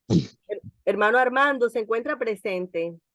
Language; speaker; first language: Spanish; native; Spanish